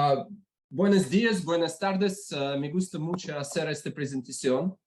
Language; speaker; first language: Spanish; non-native, learner; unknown